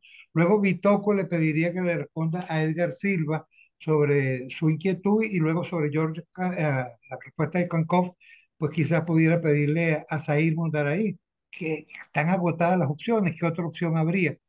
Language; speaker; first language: Spanish; native; Spanish